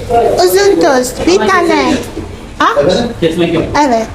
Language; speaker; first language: Turkish; non-native, learner; Yoruba